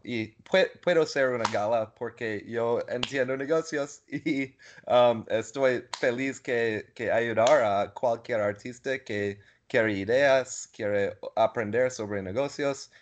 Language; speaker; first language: Spanish; non-native, learner; English